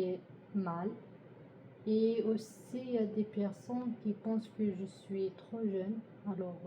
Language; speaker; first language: French; non-native, learner; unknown